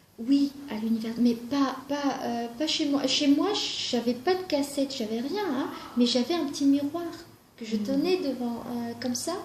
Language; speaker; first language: French; non-native, fluent; Georgian